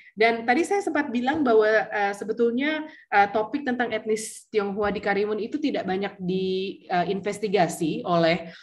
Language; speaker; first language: Indonesian; early bilingual, heritage; Indonesian